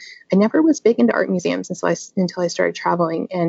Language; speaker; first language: English; native; English